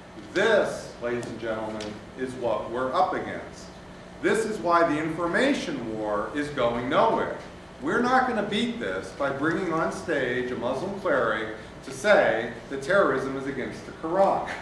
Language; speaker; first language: English; native; English